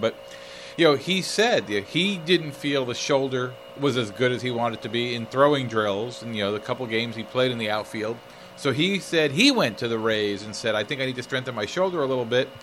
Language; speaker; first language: English; native; English